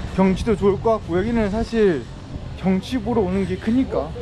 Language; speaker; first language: Korean; native; Korean